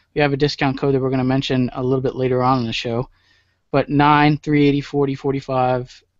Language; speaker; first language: English; native; English